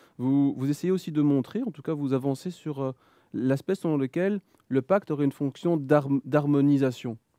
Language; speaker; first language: French; native; French